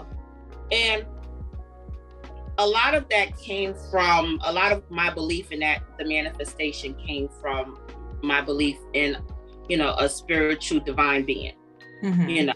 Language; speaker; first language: English; native; English